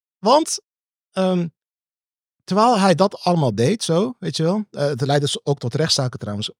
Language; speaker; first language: Dutch; early bilingual, other home language; Turkish